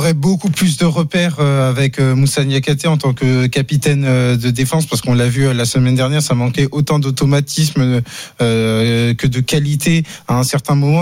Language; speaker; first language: French; native; French